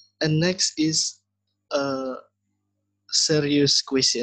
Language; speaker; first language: English; non-native, learner; Indonesian